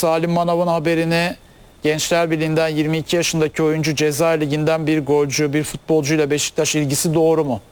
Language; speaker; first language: Turkish; native; Turkish